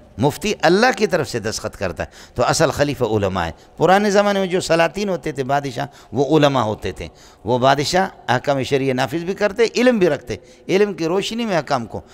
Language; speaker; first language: Urdu; non-native, local second language; Brahui